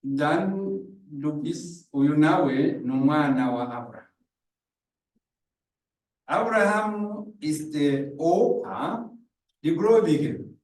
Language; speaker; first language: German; non-native, fluent; Rundi